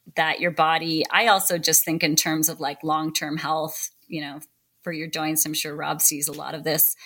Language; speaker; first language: English; native; English